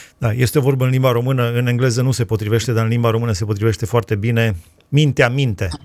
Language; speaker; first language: Romanian; native; Romanian